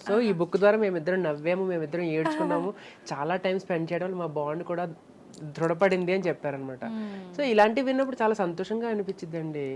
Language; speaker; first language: Telugu; native; Telugu